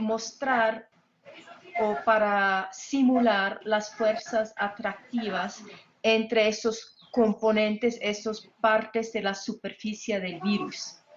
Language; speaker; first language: Spanish; non-native, fluent; English